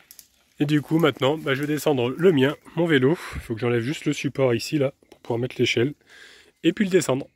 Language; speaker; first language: French; native; French